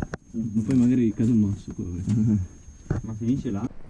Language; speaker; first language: Italian; native; Italian